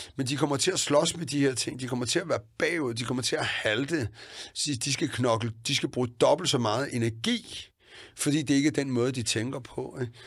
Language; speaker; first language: Danish; native; Danish